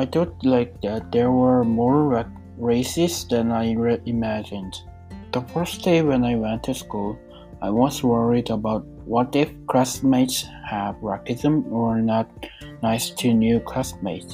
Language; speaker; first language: English; non-native, learner; Korean